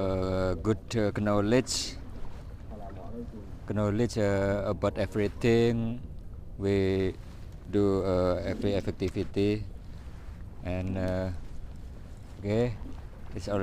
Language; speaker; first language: English; non-native, learner; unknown